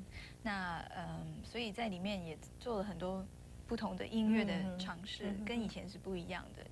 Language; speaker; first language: Chinese; non-native, local second language; Cantonese